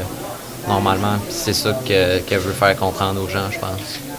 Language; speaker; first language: French; native; French